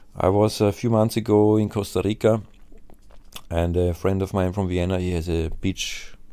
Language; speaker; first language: English; non-native, fluent; German